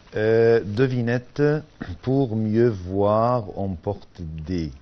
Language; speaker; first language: French; non-native, fluent; Arabic